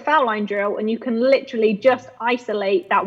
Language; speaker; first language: English; native; English